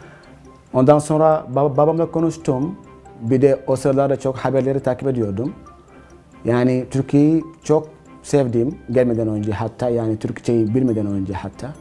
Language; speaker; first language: Turkish; non-native, fluent; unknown